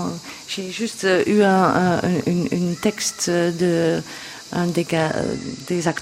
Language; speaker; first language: French; non-native, local second language; Dutch